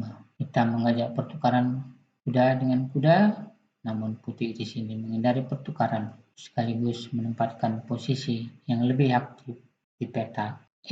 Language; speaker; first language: Indonesian; native; Indonesian